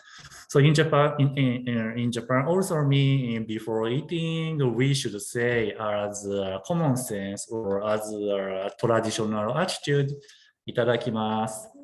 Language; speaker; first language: English; non-native, learner; Japanese